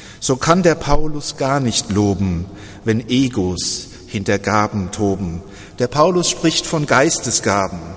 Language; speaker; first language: German; native; German